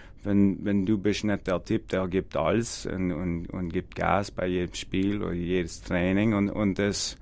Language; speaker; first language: German; non-native, learner; English